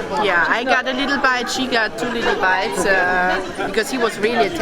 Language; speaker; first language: English; non-native, fluent; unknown